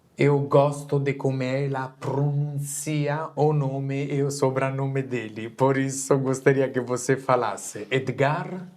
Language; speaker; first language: Portuguese; non-native, fluent; Italian